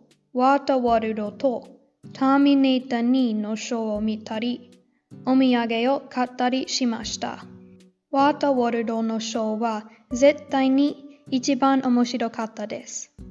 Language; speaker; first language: Japanese; non-native, learner; English